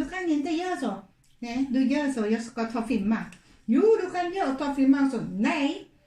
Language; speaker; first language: Swedish; non-native, learner; Thai